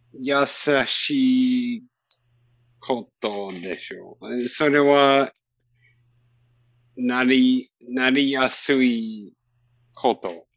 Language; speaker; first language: Japanese; non-native, learner; English